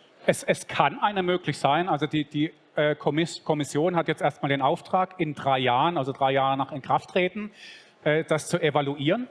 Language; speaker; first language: German; native; German